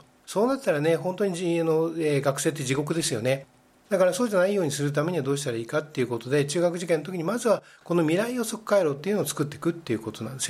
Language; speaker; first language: Japanese; native; Japanese